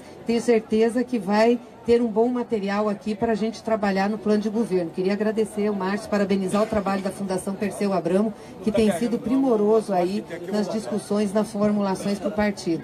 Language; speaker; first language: Portuguese; native; Portuguese